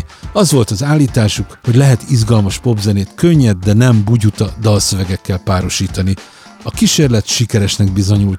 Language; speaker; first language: Hungarian; native; Hungarian